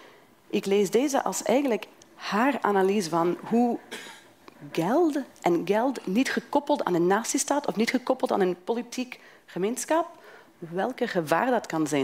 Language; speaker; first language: Dutch; non-native, fluent; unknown